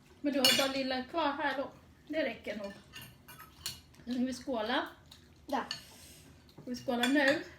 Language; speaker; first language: Swedish; non-native, fluent; Thai